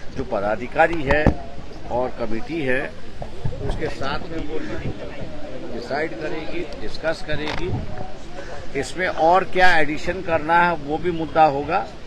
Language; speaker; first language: Hindi; non-native, local second language; Marathi